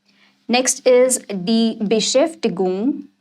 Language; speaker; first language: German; non-native, fluent; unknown